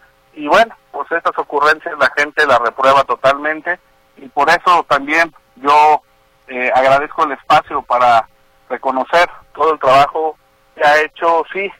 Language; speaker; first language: Spanish; native; Spanish